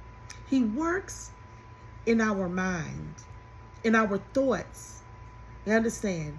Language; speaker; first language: English; native; English